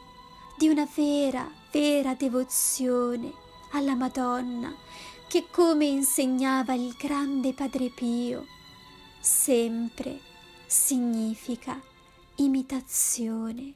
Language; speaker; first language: Italian; native; Italian